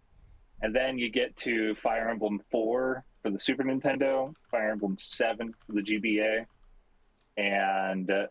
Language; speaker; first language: English; native; English